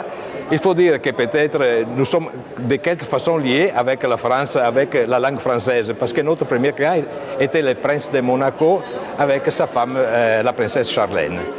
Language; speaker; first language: French; non-native, fluent; Italian